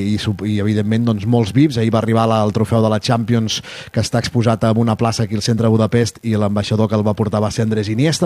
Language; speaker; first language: Catalan; native; Catalan